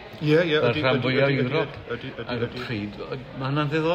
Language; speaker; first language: Welsh; native; Welsh